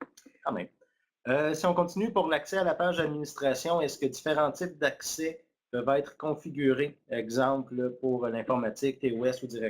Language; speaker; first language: French; native; French